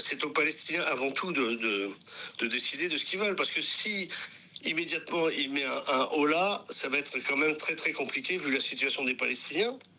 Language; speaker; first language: French; native; French